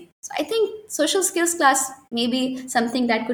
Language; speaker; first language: English; non-native, local second language; Urdu